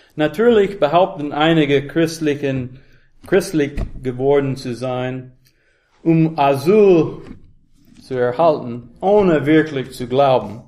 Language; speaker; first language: German; non-native, learner; English